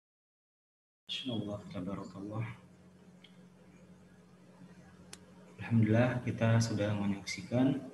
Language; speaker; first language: Indonesian; native; Indonesian